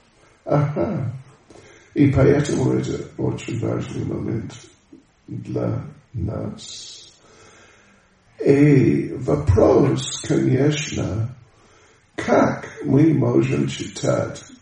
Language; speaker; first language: Russian; non-native, learner; English